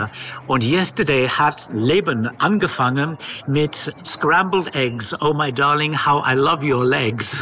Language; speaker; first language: German; non-native, fluent; English